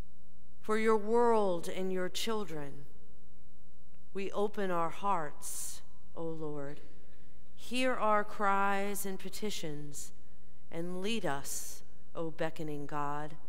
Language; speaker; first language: English; native; English